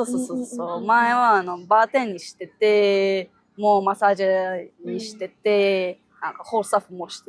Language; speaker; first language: Japanese; non-native, learner; Ukrainian